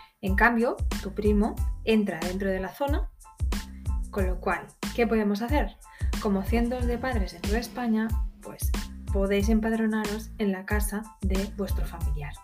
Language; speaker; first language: Spanish; native; Spanish